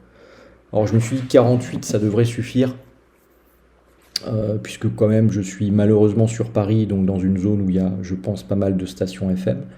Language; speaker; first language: French; native; French